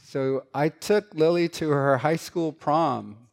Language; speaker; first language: English; early bilingual, other home language; Korean